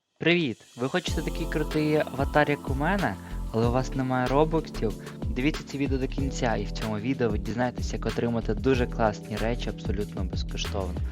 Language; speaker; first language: Ukrainian; native; Ukrainian